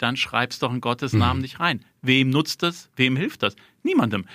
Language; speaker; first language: German; native; German